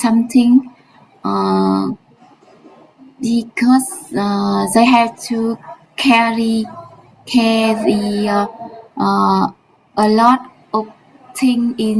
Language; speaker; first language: English; non-native, learner; Vietnamese